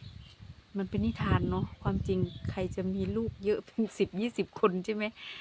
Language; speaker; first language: Thai; non-native, local second language; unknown